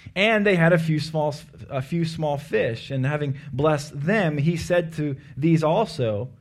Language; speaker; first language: English; native; English